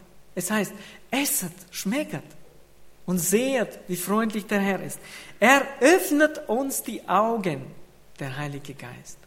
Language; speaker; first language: German; non-native, fluent; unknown